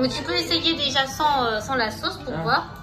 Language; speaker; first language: French; native; French